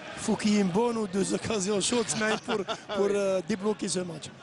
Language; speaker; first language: French; non-native, local second language; Arabic